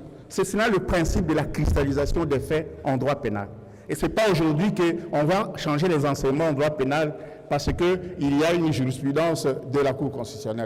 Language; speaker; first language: French; native; French